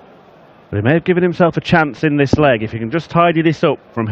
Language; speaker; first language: English; native; English